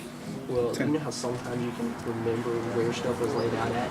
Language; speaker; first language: English; native; English